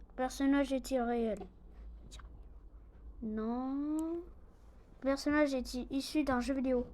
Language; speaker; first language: French; non-native, local second language; Arabic